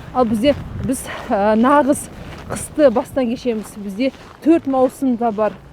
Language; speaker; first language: Kazakh; native; Kazakh